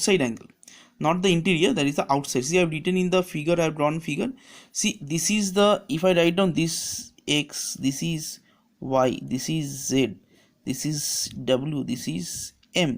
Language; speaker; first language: English; non-native, local second language; Bangla